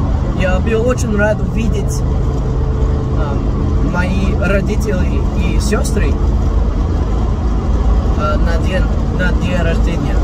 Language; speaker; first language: Russian; non-native, learner; English